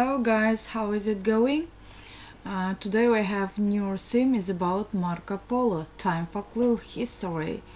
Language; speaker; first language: English; non-native, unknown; Kazakh